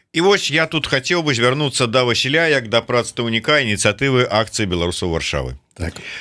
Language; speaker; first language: Belarusian; native; Belarusian